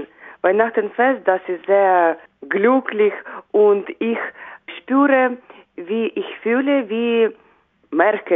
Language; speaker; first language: German; non-native, learner; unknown